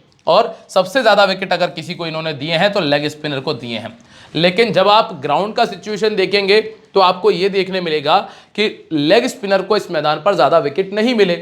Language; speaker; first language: Hindi; native; Hindi